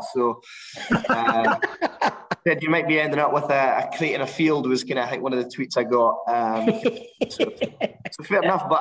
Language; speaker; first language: English; native; English